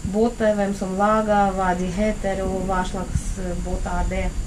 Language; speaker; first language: Norwegian; non-native, fluent; Russian